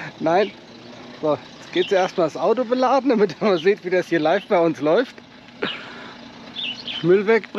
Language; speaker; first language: German; native; German